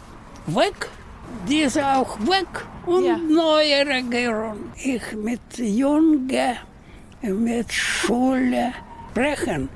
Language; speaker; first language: German; non-native, learner; Russian